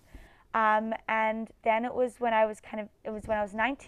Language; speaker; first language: English; native; English